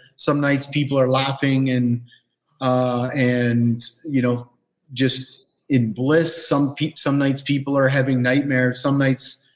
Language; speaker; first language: English; native; English